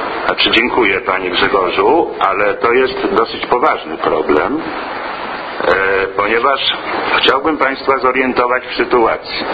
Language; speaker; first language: Polish; native; Polish